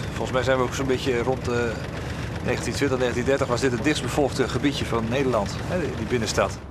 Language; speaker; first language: Dutch; non-native, local second language; Western Frisian